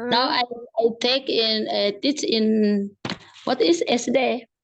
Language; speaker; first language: English; non-native, learner; Indonesian